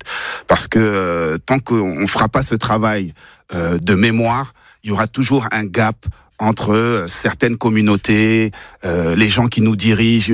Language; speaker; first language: French; native; French